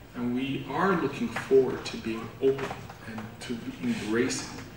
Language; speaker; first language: English; native; English